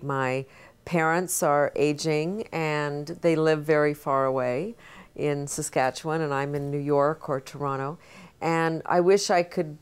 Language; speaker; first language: English; native; English